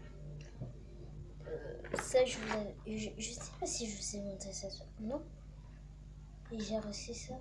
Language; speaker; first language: French; non-native, local second language; Lingala